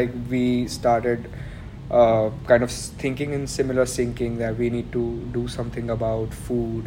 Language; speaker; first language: English; non-native, local second language; Gujarati